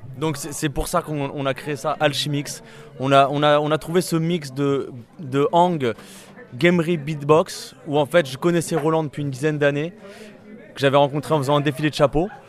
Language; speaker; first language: French; native; French